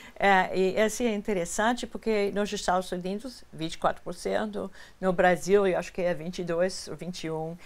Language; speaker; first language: Portuguese; non-native, fluent; English